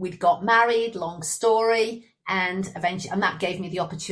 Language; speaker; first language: English; native; English